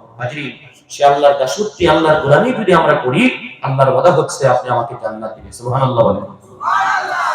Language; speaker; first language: Bangla; non-native, local second language; Assamese